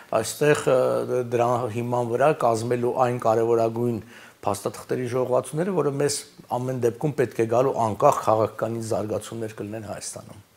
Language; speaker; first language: Armenian; native; Armenian